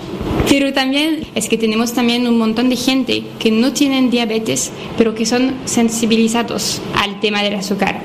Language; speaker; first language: Spanish; non-native, fluent; French